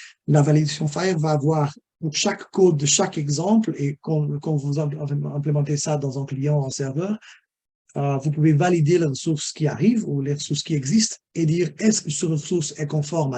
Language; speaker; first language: French; non-native, fluent; Portuguese